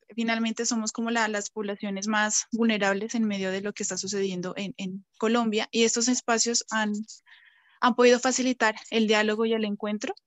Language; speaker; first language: Spanish; native; Spanish